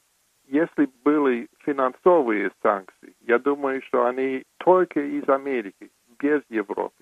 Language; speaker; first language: Russian; non-native, fluent; English